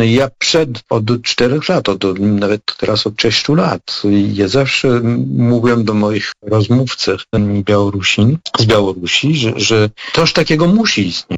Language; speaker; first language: Polish; non-native, fluent; French